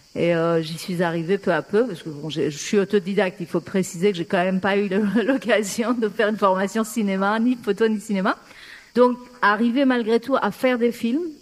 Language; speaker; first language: French; non-native, fluent; Persian